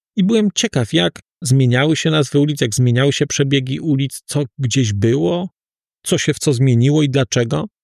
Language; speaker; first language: Polish; native; Polish